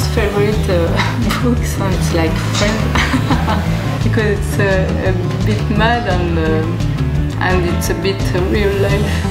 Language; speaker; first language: English; non-native, learner; French